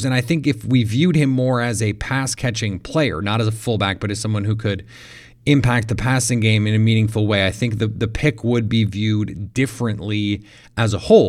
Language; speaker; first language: English; native; English